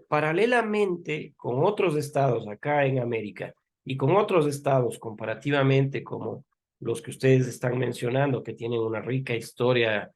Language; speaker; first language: Spanish; native; Spanish